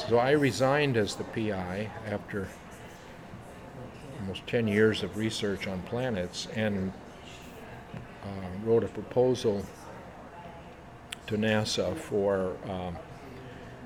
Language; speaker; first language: English; native; English